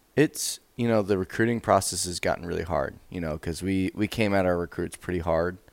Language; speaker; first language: English; native; English